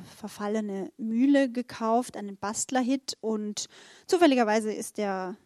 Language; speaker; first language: German; native; German